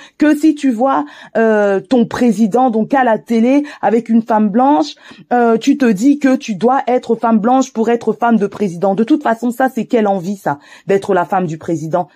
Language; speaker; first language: French; native; French